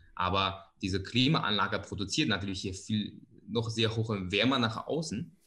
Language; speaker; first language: German; non-native, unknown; Chinese